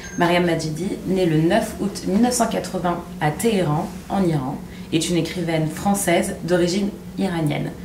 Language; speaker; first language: French; early bilingual, other home language; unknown